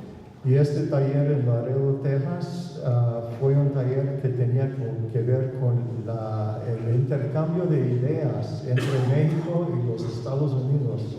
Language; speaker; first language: Spanish; non-native, fluent; English